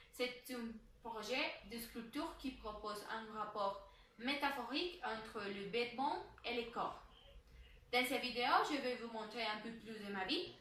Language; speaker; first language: French; non-native, learner; Spanish